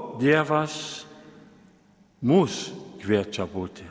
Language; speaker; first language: Lithuanian; native; Lithuanian